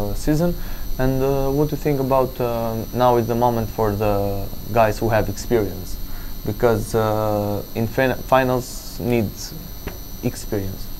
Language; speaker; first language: English; non-native, learner; Albanian